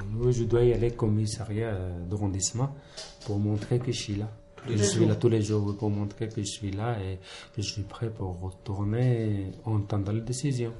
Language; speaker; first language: French; non-native, learner; Punjabi